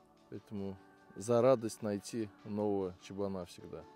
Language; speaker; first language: Russian; native; Russian